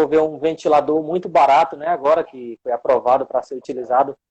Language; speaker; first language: Portuguese; native; Portuguese